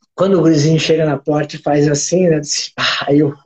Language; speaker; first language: Portuguese; native; Portuguese